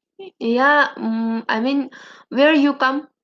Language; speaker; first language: English; non-native, learner; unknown